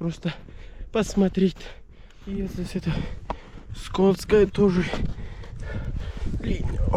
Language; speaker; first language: Russian; non-native, learner; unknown